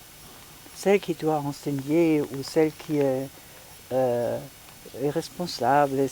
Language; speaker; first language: French; non-native, fluent; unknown